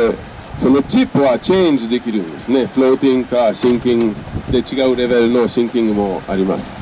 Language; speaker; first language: Japanese; non-native, fluent; French